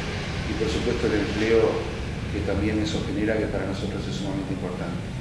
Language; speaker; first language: Spanish; native; Spanish